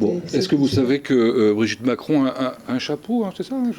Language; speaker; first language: French; native; French